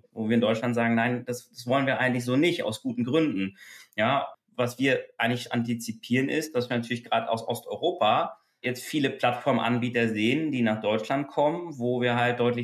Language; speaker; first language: German; native; German